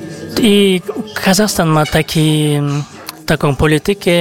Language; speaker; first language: Polish; non-native, fluent; Kazakh